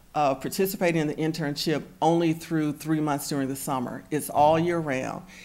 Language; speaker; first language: English; native; English